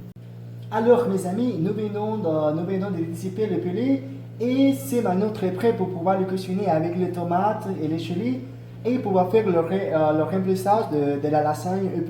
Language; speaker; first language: French; non-native, learner; Spanish